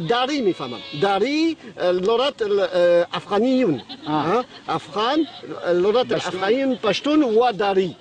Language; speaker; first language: Arabic; non-native, learner; French